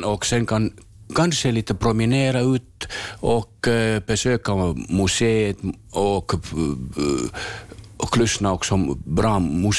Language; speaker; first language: Swedish; non-native, learner; Finnish